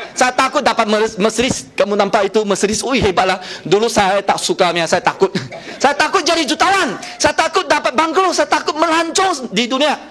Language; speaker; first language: Malay; non-native, local second language; Chinese